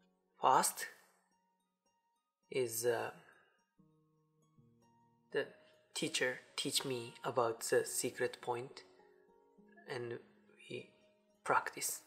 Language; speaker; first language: English; non-native, learner; Japanese